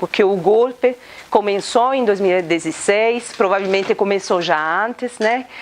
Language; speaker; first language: Portuguese; non-native, fluent; Italian